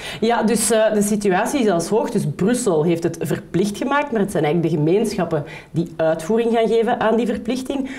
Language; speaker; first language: Dutch; native; Dutch